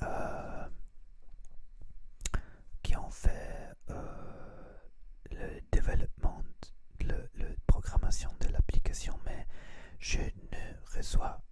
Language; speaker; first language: French; non-native, learner; Spanish